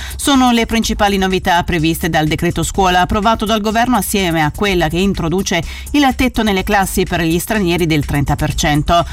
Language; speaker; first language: Italian; native; Italian